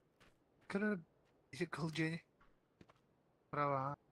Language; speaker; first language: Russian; non-native, local second language; Yakut